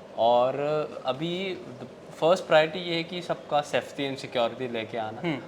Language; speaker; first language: Hindi; non-native, local second language; Manipuri